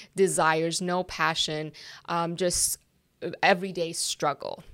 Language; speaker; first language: English; non-native, fluent; Persian